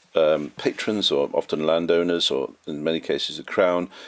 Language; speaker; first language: English; native; English